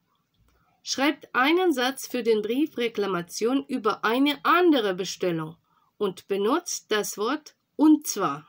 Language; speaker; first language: German; non-native, fluent; Russian